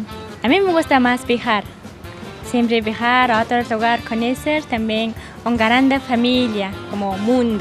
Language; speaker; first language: Spanish; non-native, learner; Mongolian